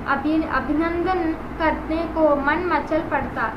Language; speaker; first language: Hindi; non-native, local second language; Telugu